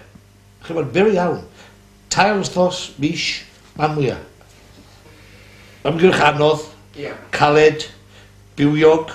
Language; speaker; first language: Welsh; native; Welsh